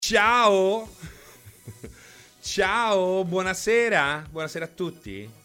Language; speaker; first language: Italian; native; Italian